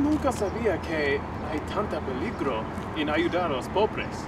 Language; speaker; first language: Spanish; non-native, learner; English